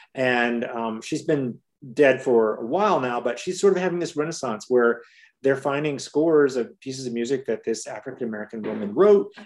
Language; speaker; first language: English; native; English